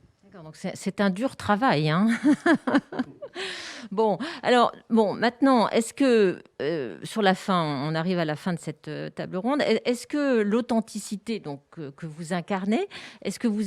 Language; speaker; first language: French; native; French